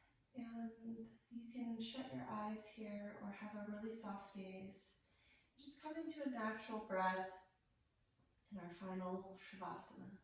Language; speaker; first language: English; native; English